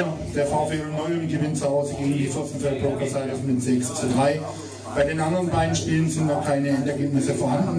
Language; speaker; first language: German; native; German